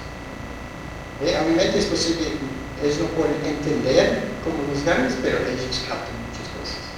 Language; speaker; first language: Spanish; non-native, fluent; English